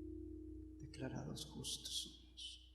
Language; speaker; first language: Spanish; native; Spanish